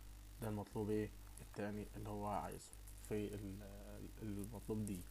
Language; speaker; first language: Arabic; native; Arabic